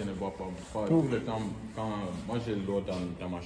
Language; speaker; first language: French; early bilingual, heritage; French